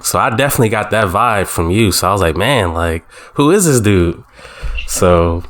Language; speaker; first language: English; native; English